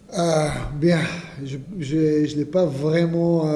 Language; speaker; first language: French; non-native, fluent; Hebrew